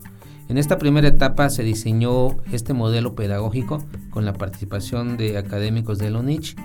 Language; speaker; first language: Spanish; native; Spanish